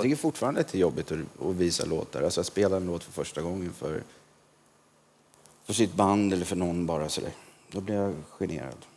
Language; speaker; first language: Swedish; native; Swedish